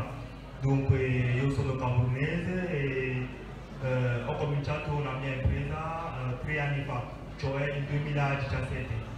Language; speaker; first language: Italian; non-native, fluent; French